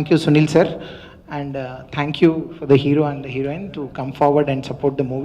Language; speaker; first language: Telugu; native; Telugu